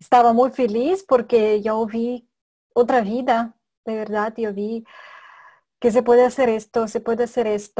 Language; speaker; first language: Spanish; non-native, fluent; Russian